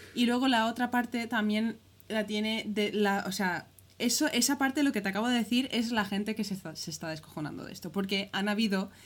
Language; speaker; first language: Spanish; early bilingual, other home language; English